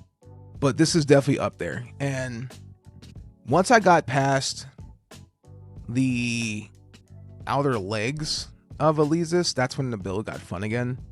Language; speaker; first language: English; native; English